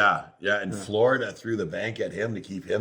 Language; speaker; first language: English; native; English